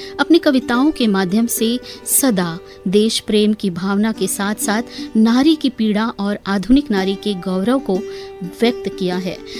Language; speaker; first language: Hindi; native; Hindi